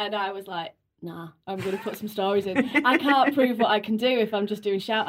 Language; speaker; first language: English; native; English